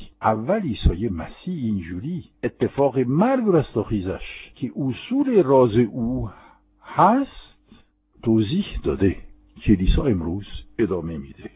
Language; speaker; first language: Persian; non-native, fluent; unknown